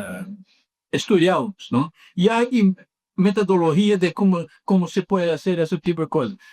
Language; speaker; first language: Spanish; non-native, fluent; Portuguese